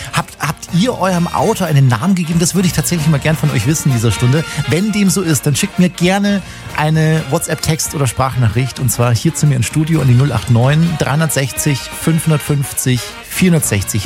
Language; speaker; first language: German; native; German